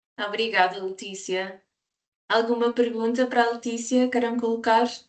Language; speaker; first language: Portuguese; native; Portuguese